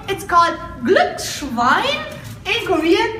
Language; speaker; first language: English; non-native, fluent; German